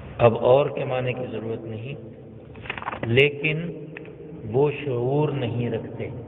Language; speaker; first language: Urdu; native; Urdu